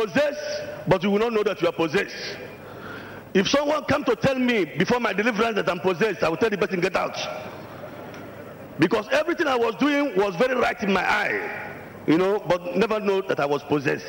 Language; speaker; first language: English; non-native, local second language; Igbo